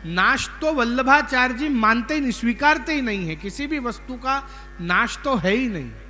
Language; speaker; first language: Hindi; non-native, local second language; Gujarati